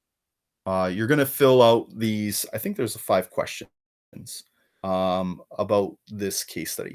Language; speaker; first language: English; native; English